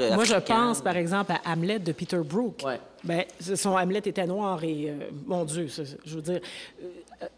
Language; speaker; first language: French; native; French